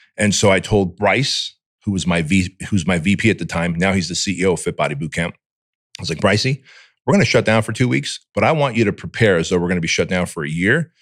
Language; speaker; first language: English; early bilingual, other home language; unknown